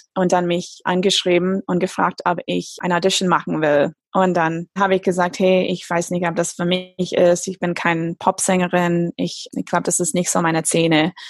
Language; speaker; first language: German; non-native, fluent; English